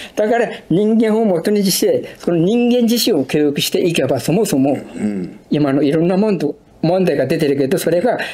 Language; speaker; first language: Japanese; non-native, fluent; Chinese